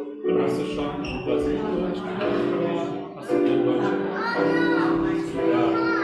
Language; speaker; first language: German; early bilingual, other home language; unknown